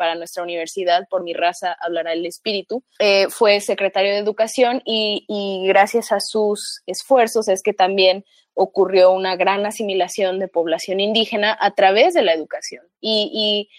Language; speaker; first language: Spanish; early bilingual, heritage; Spanish